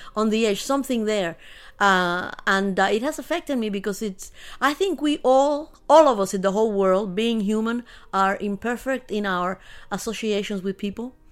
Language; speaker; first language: English; early bilingual, other home language; Spanish